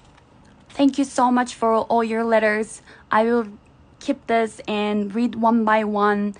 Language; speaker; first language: English; non-native, fluent; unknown